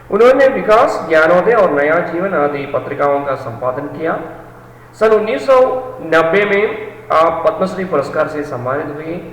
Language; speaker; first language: Hindi; non-native, local second language; Malayalam